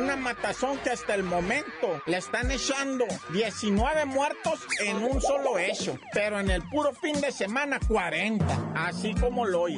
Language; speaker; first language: Spanish; native; Spanish